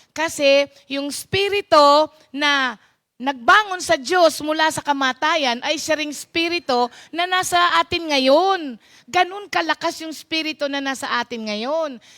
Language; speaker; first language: Filipino; non-native, local second language; Pampanga